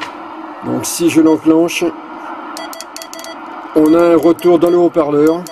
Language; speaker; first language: French; native; French